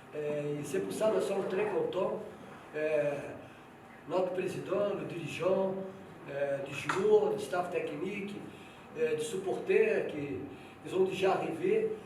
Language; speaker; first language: French; non-native, fluent; Portuguese